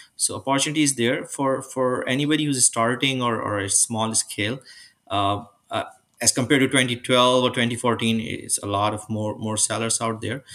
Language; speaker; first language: English; non-native, local second language; Urdu